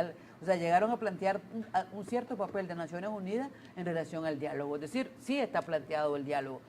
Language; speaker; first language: Spanish; native; Spanish